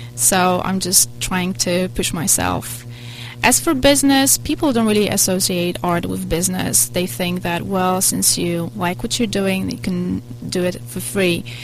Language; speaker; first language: English; non-native, fluent; Polish